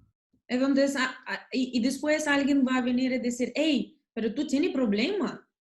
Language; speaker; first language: Spanish; non-native, learner; Russian